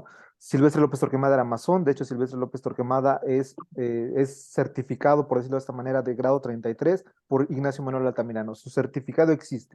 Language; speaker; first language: Spanish; native; Spanish